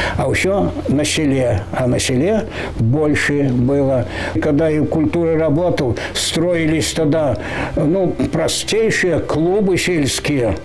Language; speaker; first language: Russian; native; Russian